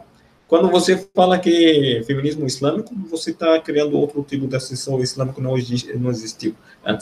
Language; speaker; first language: Portuguese; non-native, fluent; Arabic